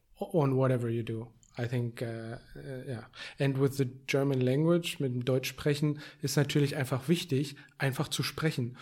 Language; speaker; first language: German; native; German